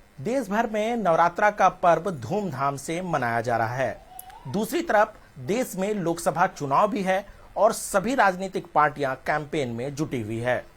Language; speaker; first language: Hindi; native; Hindi